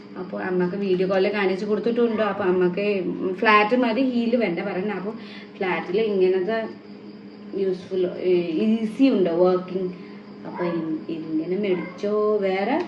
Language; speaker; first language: Malayalam; non-native, learner; Nepali